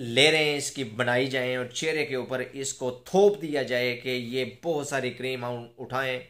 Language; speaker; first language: Urdu; non-native, local second language; Punjabi